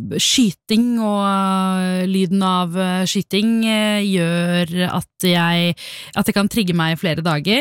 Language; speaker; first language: Norwegian; early bilingual, other home language; Tamil